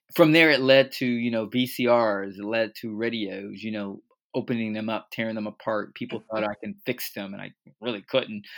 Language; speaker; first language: English; native; English